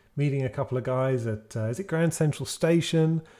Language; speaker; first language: English; native; English